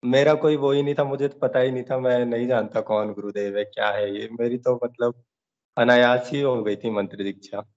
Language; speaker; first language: Hindi; native; Hindi